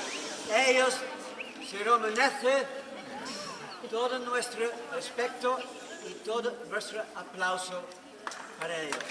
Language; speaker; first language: Spanish; non-native, learner; Dutch